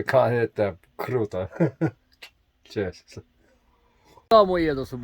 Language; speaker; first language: Russian; non-native, learner; English